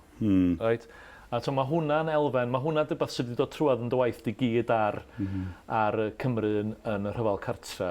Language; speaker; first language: Welsh; native; Welsh